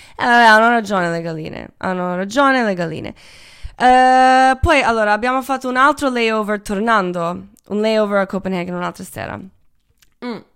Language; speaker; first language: Italian; non-native, fluent; Croatian